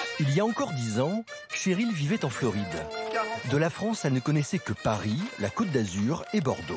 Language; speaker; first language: French; native; French